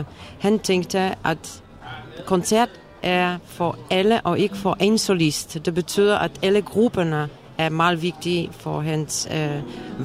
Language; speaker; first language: Danish; non-native, fluent; Polish